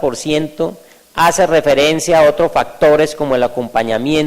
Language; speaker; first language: Spanish; native; Spanish